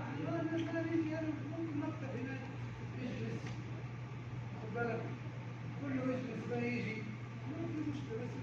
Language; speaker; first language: Arabic; non-native, learner; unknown